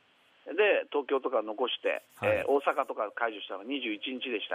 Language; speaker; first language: Japanese; native; Japanese